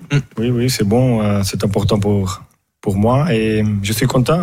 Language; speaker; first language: French; non-native, fluent; Portuguese